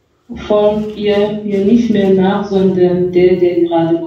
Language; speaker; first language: German; non-native, fluent; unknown